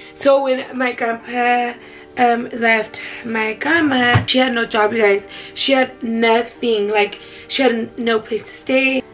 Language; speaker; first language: English; early bilingual, other home language; Spanish